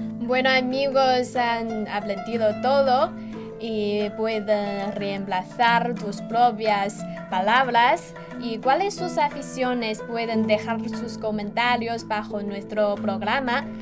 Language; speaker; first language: Spanish; non-native, fluent; Chinese